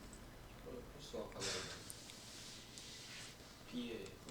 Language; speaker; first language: Korean; native; Korean